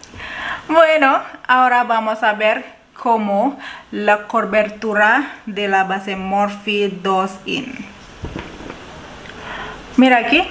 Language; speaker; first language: Spanish; non-native, learner; Indonesian